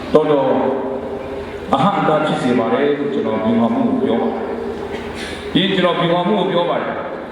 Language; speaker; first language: Burmese; non-native, local second language; Kachin